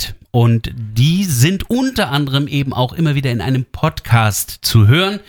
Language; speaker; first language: German; native; German